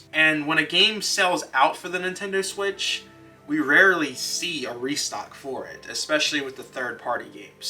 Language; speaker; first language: English; native; English